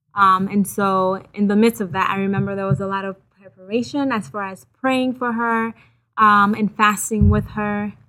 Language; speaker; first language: English; early bilingual, other home language; Haitian Creole